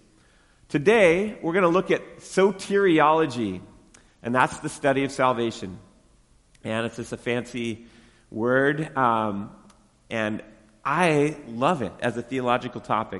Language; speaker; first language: English; native; English